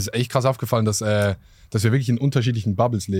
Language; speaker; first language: German; native; German